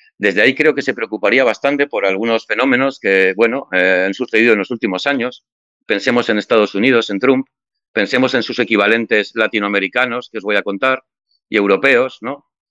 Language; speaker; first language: Spanish; native; Spanish